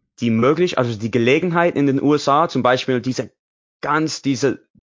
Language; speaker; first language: German; non-native, learner; English